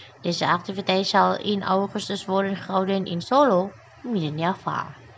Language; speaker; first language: Dutch; non-native, fluent; Indonesian